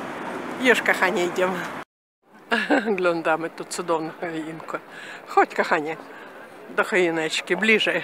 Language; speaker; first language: Polish; non-native, fluent; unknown